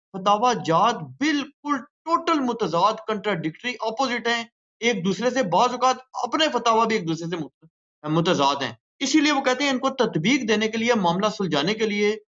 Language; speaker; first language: Urdu; native; Urdu